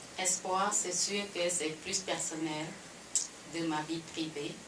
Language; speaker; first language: French; non-native, fluent; Khmer